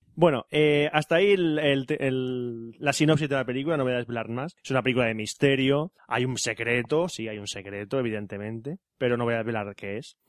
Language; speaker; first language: Spanish; native; Spanish